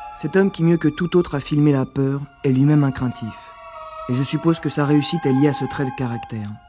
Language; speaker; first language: French; native; French